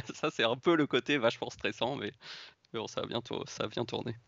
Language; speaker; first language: French; native; French